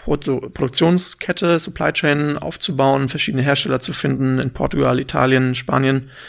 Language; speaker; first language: German; native; German